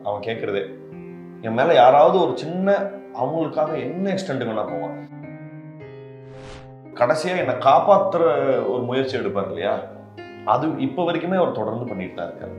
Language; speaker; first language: Tamil; native; Tamil